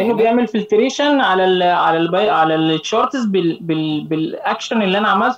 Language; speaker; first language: Arabic; native; Arabic